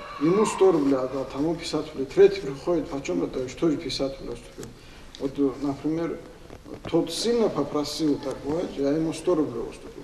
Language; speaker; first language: Russian; non-native, local second language; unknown